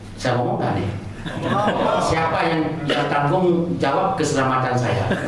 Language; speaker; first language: Indonesian; non-native, local second language; Achinese